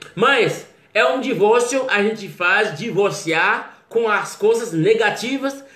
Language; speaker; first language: Portuguese; non-native, learner; Haitian Creole